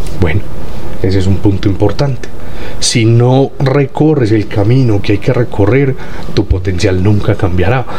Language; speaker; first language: Spanish; native; Spanish